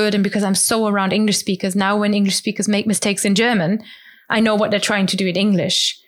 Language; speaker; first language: English; non-native, fluent; German